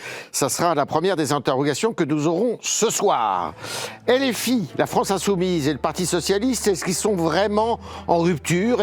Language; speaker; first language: French; native; French